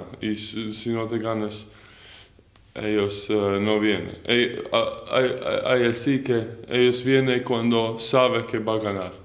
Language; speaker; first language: Spanish; non-native, learner; Latvian